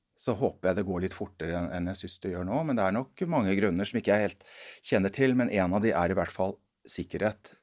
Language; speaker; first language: Norwegian; native; Norwegian